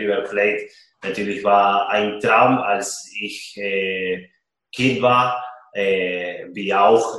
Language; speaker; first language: German; non-native, fluent; Spanish